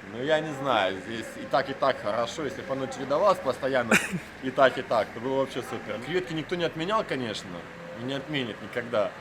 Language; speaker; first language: Russian; native; Russian